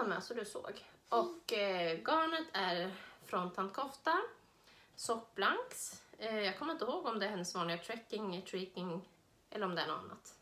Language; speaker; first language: Swedish; native; Swedish